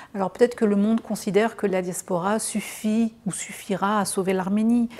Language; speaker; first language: French; native; French